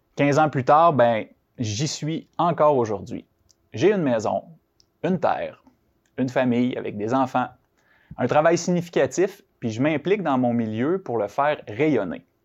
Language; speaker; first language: French; native; French